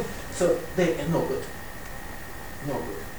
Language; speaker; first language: Swedish; non-native, fluent; Russian